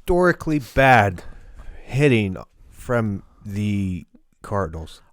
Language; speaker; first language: English; native; English